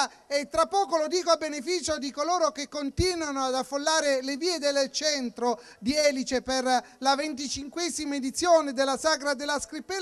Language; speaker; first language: Italian; native; Italian